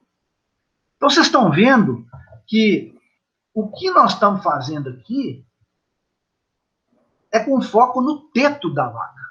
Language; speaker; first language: Portuguese; native; Portuguese